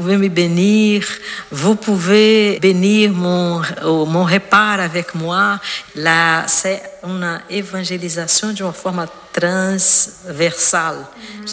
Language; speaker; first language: French; non-native, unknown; Portuguese